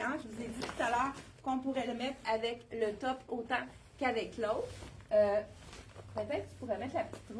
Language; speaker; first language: French; native; French